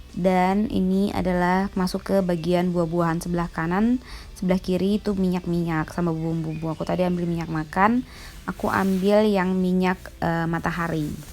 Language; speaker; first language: Indonesian; native; Indonesian